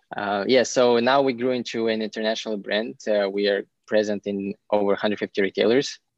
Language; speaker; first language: English; non-native, fluent; Ukrainian